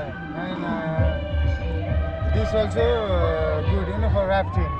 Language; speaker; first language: English; non-native, learner; Nepali